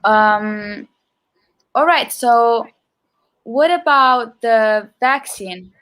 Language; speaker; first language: English; non-native, fluent; Italian